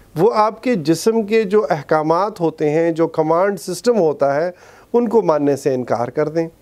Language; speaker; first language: Urdu; non-native, local second language; Pashto